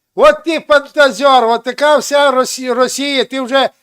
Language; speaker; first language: Russian; non-native, local second language; Ukrainian